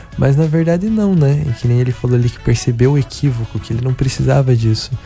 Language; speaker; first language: Portuguese; native; Portuguese